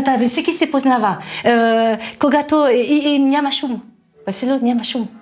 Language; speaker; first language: Bulgarian; non-native, learner; French